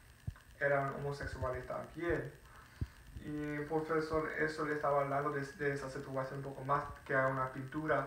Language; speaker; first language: Spanish; non-native, fluent; English